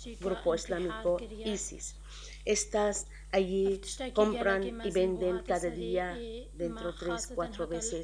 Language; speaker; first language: Spanish; non-native, learner; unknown